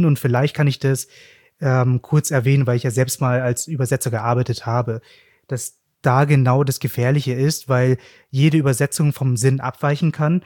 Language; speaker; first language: German; native; German